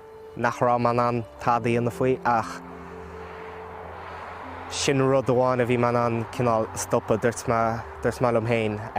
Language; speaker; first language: Irish; early bilingual, other home language; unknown